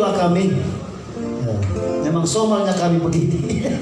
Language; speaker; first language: Indonesian; native; Indonesian